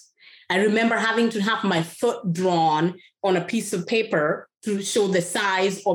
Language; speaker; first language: English; non-native, local second language; Kikuyu